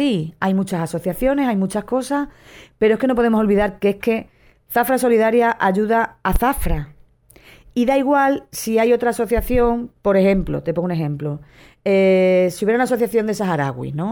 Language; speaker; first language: Spanish; native; Spanish